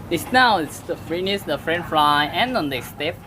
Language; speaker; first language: English; non-native, learner; Thai